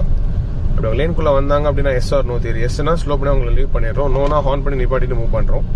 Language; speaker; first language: Tamil; native; Tamil